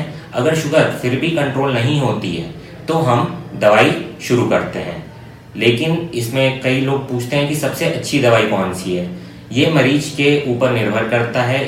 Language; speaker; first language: Hindi; native; Hindi